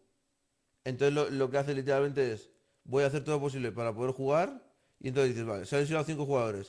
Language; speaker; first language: Spanish; native; Spanish